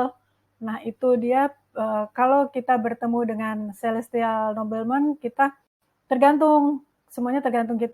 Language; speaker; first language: Indonesian; native; Indonesian